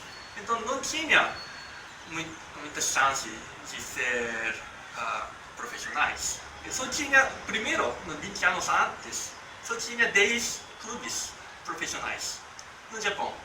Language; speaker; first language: Portuguese; non-native, learner; Japanese